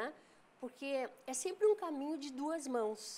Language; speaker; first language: Portuguese; native; Portuguese